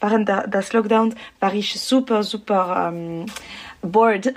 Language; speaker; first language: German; non-native, local second language; French